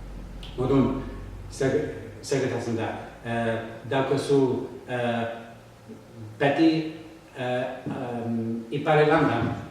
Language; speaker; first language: Basque; non-native, learner; English